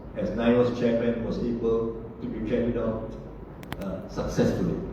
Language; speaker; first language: English; non-native, local second language; Malay